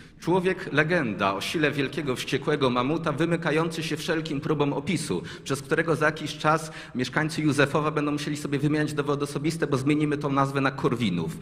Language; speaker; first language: Polish; native; Polish